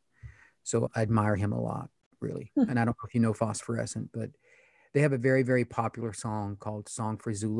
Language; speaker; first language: English; early bilingual, other home language; Pennsylvania German